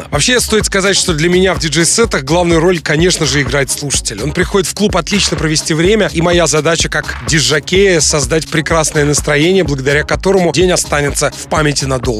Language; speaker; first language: Russian; native; Russian